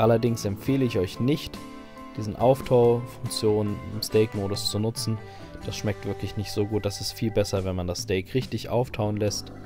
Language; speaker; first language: German; native; German